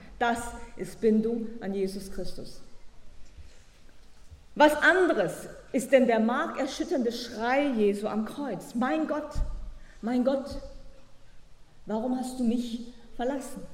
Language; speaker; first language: German; native; German